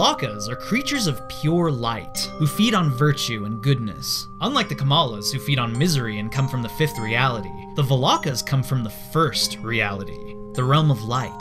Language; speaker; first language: English; native; English